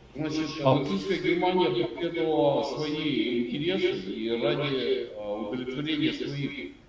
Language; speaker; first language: Russian; native; Russian